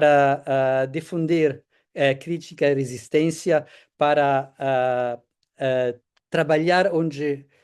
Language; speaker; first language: Portuguese; non-native, fluent; Italian